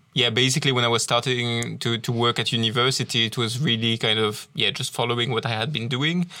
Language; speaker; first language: English; non-native, fluent; French